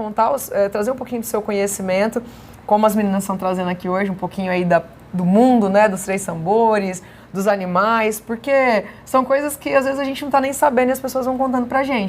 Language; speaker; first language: Portuguese; native; Portuguese